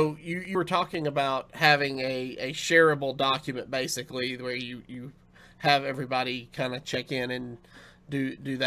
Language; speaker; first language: English; native; English